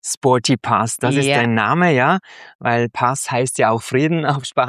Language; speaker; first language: German; native; German